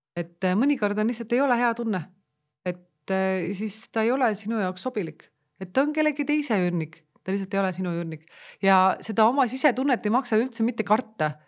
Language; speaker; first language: Estonian; native; Estonian